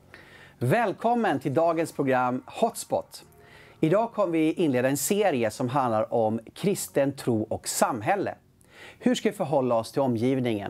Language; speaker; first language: Swedish; native; Swedish